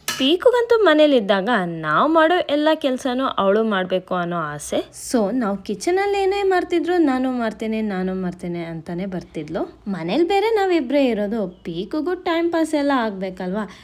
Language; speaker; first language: Kannada; non-native, local second language; Tulu